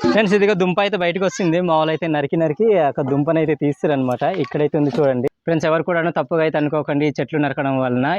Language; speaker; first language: Telugu; non-native, local second language; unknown